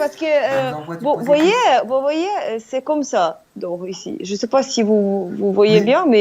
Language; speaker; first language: French; non-native, fluent; Russian